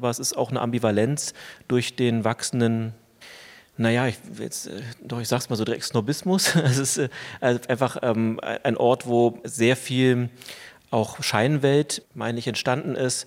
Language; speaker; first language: German; native; German